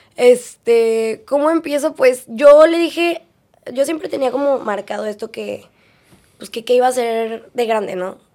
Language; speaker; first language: Spanish; native; Spanish